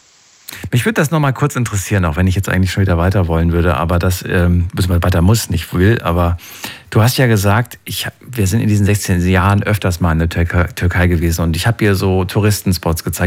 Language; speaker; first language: German; native; German